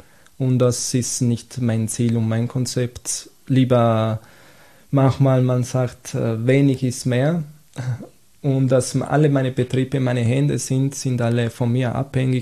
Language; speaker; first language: German; non-native, fluent; Italian